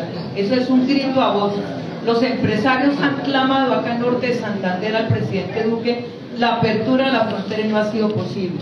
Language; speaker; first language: Spanish; native; Spanish